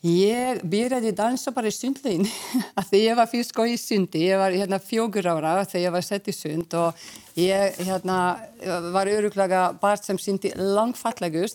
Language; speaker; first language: Icelandic; non-native, fluent; Hungarian